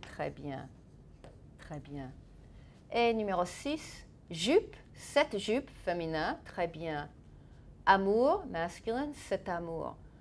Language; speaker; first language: French; non-native, fluent; English